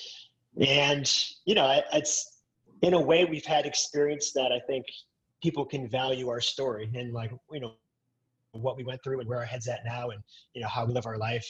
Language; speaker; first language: English; native; English